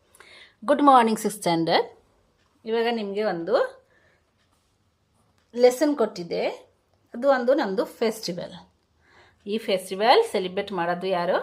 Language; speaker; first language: Kannada; non-native, local second language; Urdu